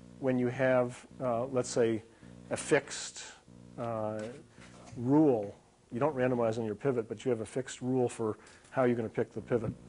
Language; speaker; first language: English; native; English